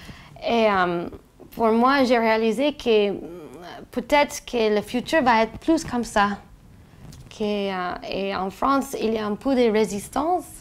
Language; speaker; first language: French; non-native, learner; English